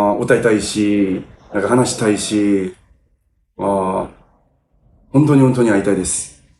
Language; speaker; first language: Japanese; non-native, learner; Korean